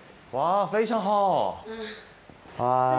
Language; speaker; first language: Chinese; non-native, learner; Korean